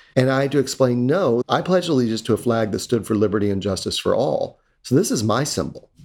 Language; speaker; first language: English; native; English